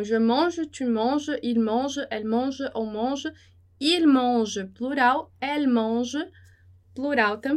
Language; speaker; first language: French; non-native, fluent; Portuguese